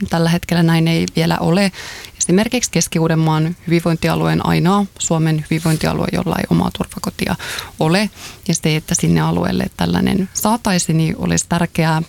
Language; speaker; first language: Finnish; native; Finnish